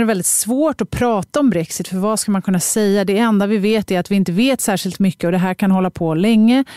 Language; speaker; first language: Swedish; native; Swedish